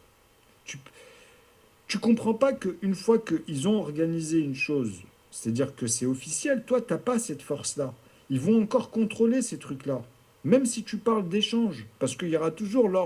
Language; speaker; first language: French; native; French